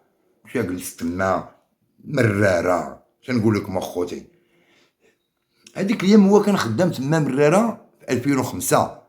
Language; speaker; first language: Arabic; native; Arabic